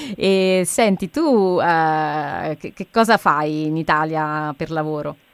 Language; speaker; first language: Italian; native; Italian